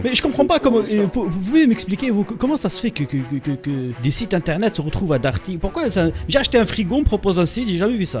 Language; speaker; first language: French; native; French